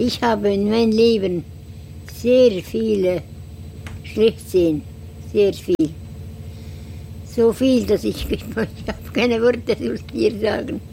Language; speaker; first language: German; non-native, learner; Estonian